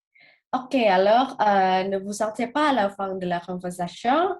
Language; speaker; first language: French; non-native, learner; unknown